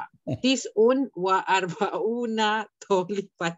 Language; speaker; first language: Arabic; non-native, learner; Malay